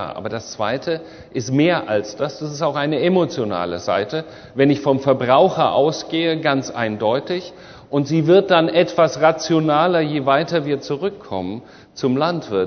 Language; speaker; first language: German; native; German